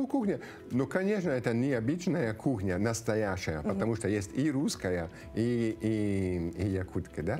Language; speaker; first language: Russian; non-native, fluent; Italian